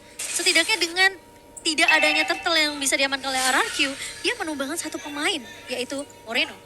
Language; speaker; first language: Indonesian; native; Indonesian